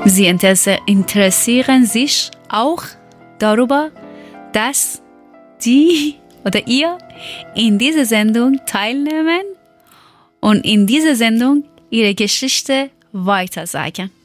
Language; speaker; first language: German; non-native, learner; Persian